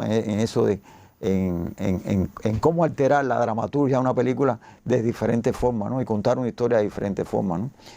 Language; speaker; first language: Spanish; native; Spanish